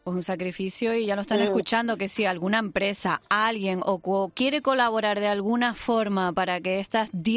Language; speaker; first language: Spanish; native; Spanish